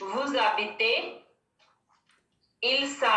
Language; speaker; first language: French; non-native, learner; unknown